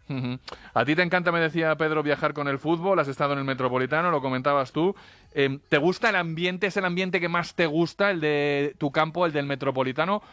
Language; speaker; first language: Spanish; native; Spanish